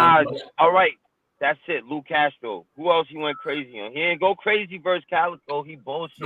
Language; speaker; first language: English; native; English